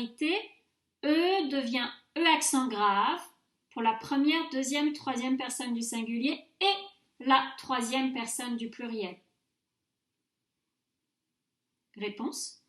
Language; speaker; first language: French; non-native, fluent; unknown